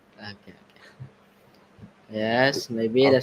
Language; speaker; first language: English; non-native, learner; Indonesian